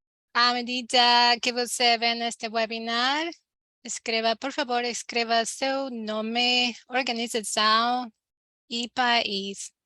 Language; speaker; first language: Portuguese; non-native, learner; Spanish